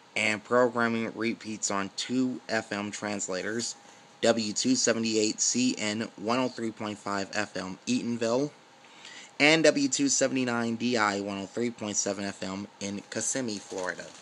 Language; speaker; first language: English; native; English